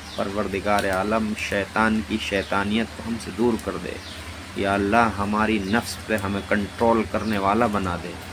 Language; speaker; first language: Urdu; native; Urdu